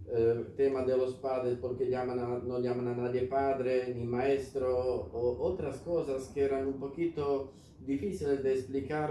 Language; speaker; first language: Spanish; non-native, fluent; Slovak